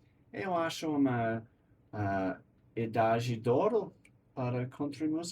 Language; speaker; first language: Portuguese; non-native, learner; English